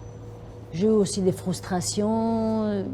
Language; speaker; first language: French; non-native, fluent; Italian